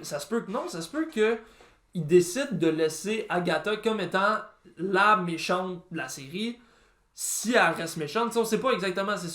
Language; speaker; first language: French; native; French